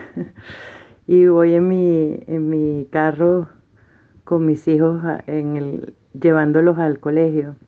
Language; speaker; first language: Spanish; native; Spanish